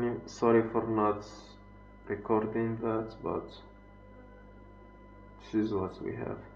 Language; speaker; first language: English; non-native, fluent; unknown